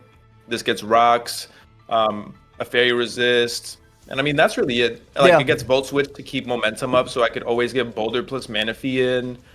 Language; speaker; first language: English; native; English